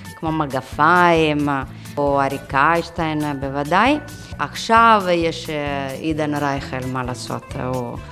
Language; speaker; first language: Hebrew; non-native, learner; Italian